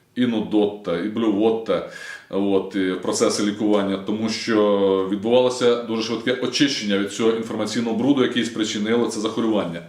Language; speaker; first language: Ukrainian; native; Ukrainian